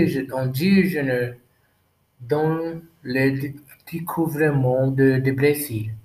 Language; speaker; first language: French; non-native, learner; Portuguese